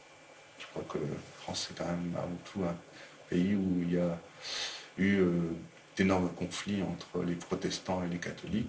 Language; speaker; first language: French; native; French